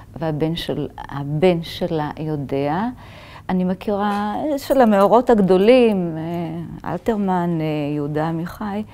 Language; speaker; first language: Hebrew; native; Hebrew